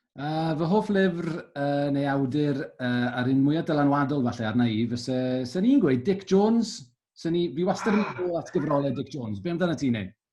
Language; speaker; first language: Welsh; native; Welsh